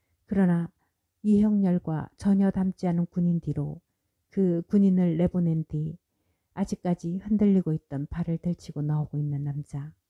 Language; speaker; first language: Korean; native; Korean